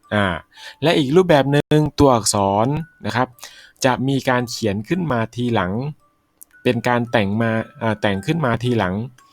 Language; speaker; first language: Thai; native; Thai